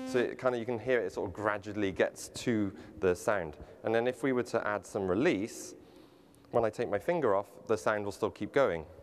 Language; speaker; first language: English; native; English